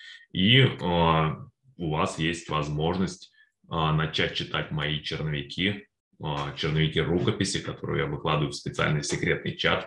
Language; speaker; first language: Russian; native; Russian